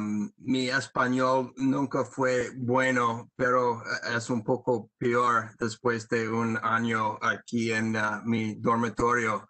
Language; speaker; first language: Spanish; non-native, learner; English